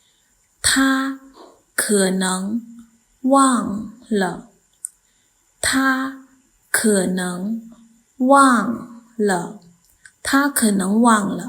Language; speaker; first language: Chinese; non-native, fluent; Khmer